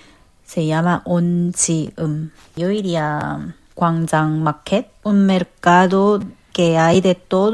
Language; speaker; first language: Spanish; non-native, learner; Korean